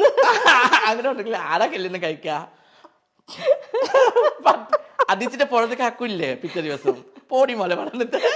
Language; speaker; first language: Malayalam; non-native, fluent; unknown